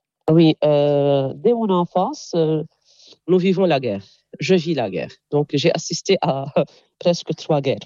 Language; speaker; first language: French; non-native, local second language; Arabic